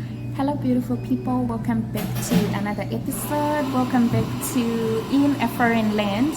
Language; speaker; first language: English; non-native, fluent; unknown